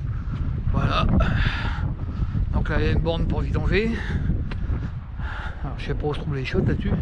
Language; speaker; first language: French; native; French